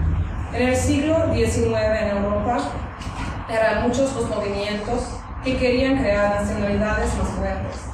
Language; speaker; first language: Spanish; non-native, fluent; Hungarian